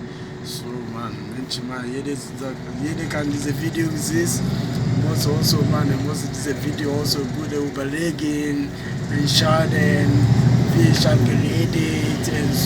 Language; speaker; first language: German; non-native, learner; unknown